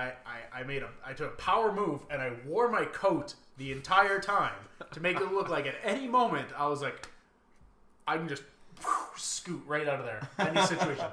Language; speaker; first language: English; native; English